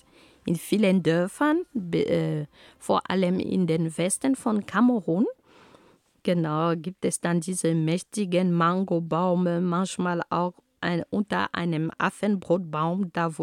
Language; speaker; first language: German; non-native, fluent; Ghomala